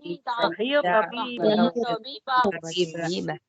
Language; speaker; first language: Arabic; non-native, learner; Tamil